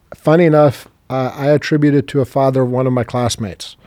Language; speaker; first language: English; non-native, fluent; Serbian